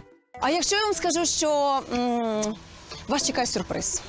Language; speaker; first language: Ukrainian; native; Ukrainian